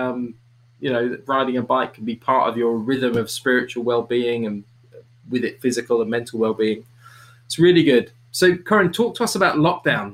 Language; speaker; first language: English; native; English